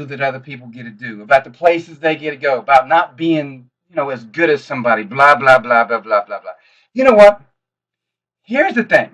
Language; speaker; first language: English; native; English